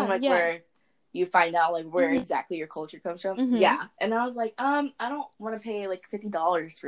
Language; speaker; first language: English; native; English